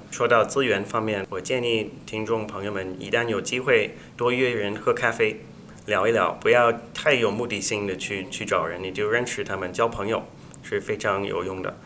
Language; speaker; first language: Chinese; non-native, fluent; English